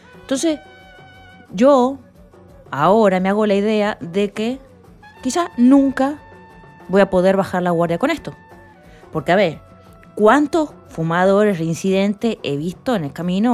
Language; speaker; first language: Spanish; native; Spanish